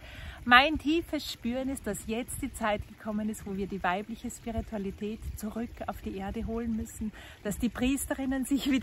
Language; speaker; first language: German; native; German